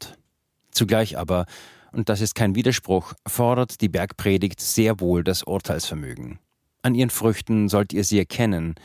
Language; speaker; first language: German; native; German